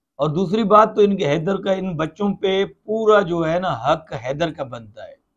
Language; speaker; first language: Urdu; non-native, local second language; Sindhi